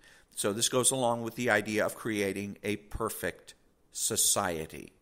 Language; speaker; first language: English; native; English